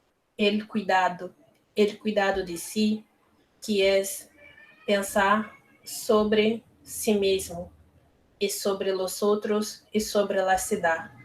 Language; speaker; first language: Spanish; non-native, learner; Portuguese